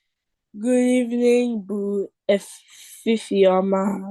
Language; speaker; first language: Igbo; non-native, learner; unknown